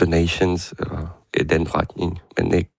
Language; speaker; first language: Danish; non-native, fluent; Ukrainian